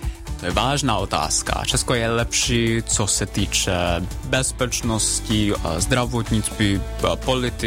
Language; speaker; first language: Czech; non-native, fluent; Spanish